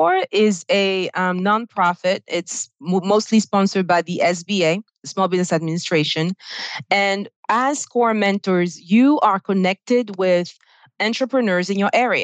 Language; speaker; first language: English; non-native, fluent; French